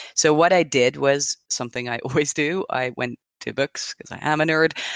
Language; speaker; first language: English; non-native, fluent; Dutch